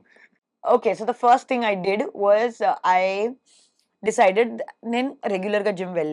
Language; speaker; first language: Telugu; non-native, fluent; Hindi